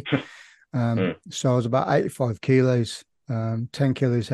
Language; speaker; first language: English; native; English